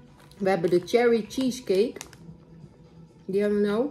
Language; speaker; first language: Dutch; native; Dutch